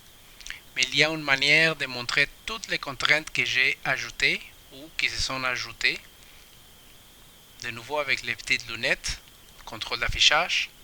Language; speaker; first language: French; non-native, fluent; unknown